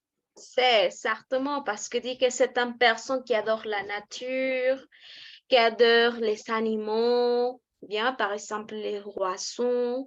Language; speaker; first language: French; non-native, fluent; Spanish